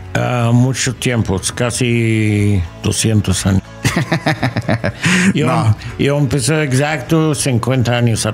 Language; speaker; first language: Spanish; non-native, learner; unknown